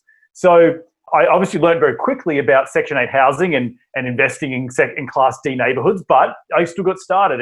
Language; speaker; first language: English; native; English